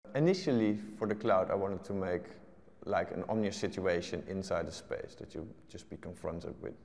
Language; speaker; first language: English; non-native, fluent; Dutch